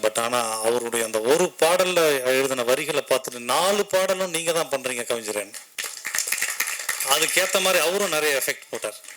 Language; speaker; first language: Tamil; native; Tamil